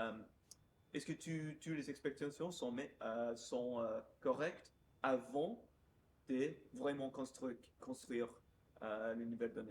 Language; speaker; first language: French; non-native, fluent; English